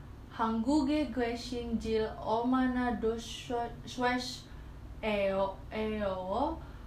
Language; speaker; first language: Korean; non-native, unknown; Indonesian